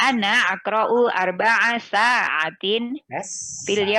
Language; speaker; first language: Arabic; non-native, learner; Indonesian